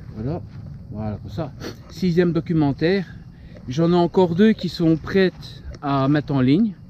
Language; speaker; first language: French; native; French